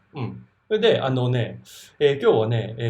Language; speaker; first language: Japanese; native; Japanese